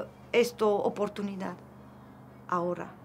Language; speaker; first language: Spanish; non-native, learner; Romanian